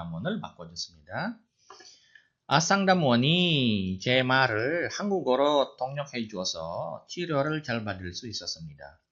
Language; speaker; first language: Korean; non-native, fluent; Indonesian